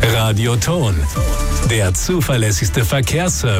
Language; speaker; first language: German; native; German